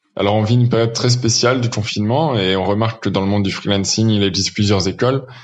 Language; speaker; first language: French; native; French